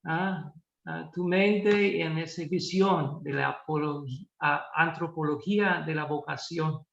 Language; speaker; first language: Spanish; non-native, fluent; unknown